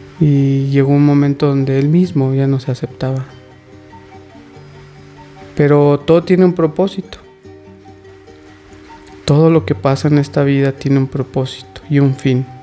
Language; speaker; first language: Spanish; native; Spanish